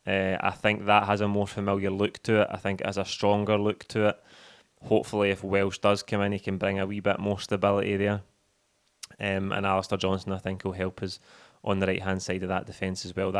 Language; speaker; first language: English; native; English